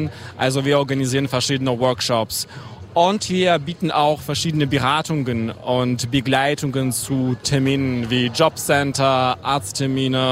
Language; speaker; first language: German; non-native, fluent; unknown